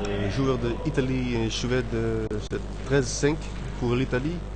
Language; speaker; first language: French; non-native, learner; Dutch